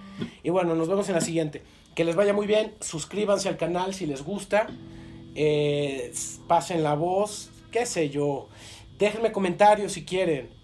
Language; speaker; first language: Spanish; native; Spanish